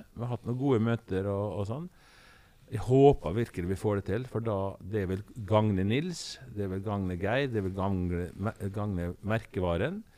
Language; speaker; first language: Norwegian; native; Norwegian